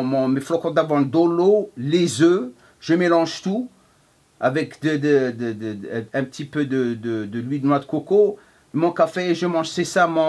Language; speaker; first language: French; non-native, fluent; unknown